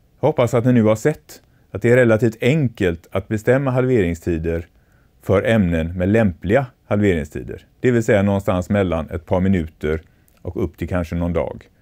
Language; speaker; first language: Swedish; native; Swedish